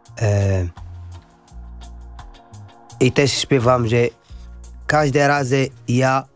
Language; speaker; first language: Polish; non-native, learner; Arabic